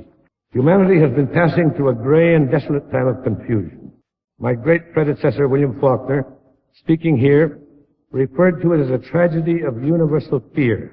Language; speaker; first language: English; native; English